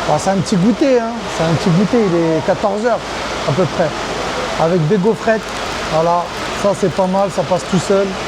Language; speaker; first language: French; native; French